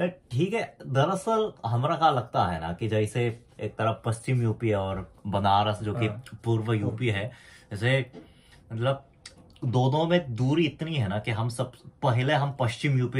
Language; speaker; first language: Hindi; non-native, fluent; Korean